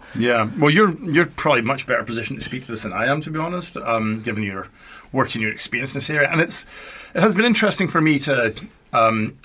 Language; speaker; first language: English; native; English